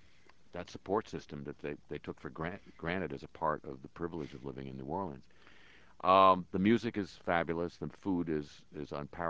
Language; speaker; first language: English; native; English